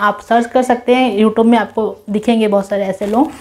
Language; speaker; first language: Hindi; non-native, local second language; Nepali